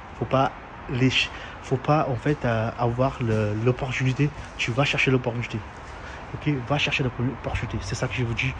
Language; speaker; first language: French; non-native, fluent; Portuguese